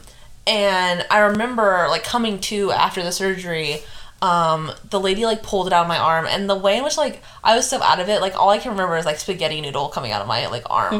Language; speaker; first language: English; native; English